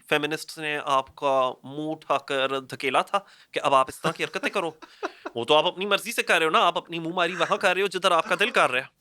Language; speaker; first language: Urdu; native; Urdu